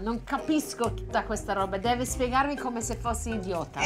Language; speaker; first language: Italian; early bilingual, other home language; English